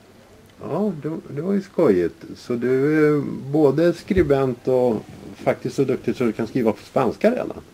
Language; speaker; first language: Swedish; native; Swedish